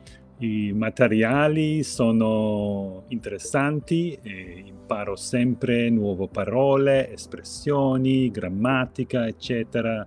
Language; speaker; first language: Italian; non-native, fluent; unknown